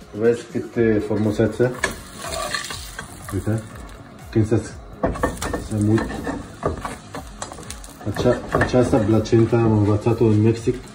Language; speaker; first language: Romanian; non-native, learner; Arabic